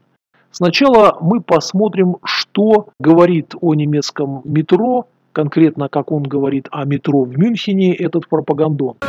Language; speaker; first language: Russian; native; Russian